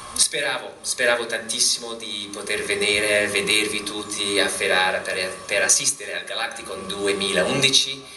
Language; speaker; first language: Italian; non-native, fluent; English